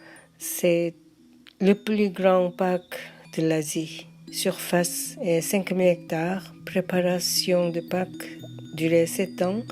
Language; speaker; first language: French; non-native, learner; Korean